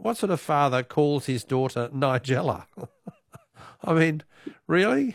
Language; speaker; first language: English; native; English